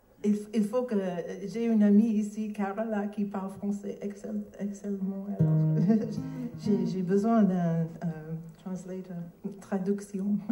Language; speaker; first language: French; non-native, learner; English